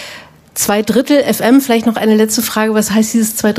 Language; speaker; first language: German; native; German